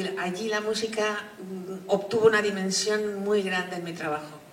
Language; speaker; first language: Spanish; native; Spanish